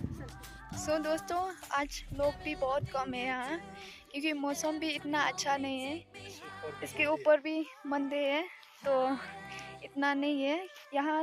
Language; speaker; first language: Hindi; non-native, local second language; Khasi